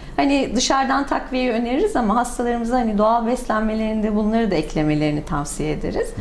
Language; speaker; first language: Turkish; native; Turkish